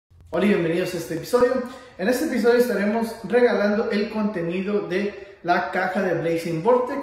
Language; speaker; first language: Spanish; native; Spanish